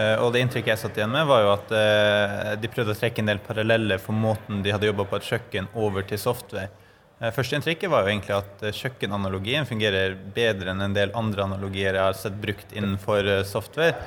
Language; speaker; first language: Norwegian; native; Norwegian